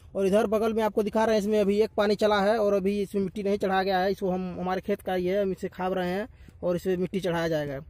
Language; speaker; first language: Hindi; native; Hindi